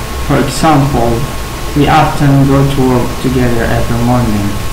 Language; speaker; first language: English; non-native, learner; Indonesian